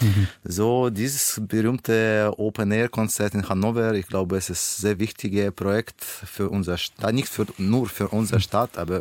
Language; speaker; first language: German; non-native, learner; Russian